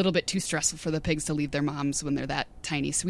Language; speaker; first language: English; native; English